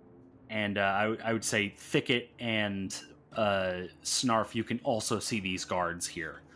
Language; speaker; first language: English; native; English